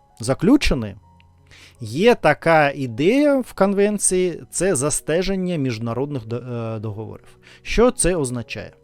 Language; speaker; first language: Ukrainian; non-native, learner; Russian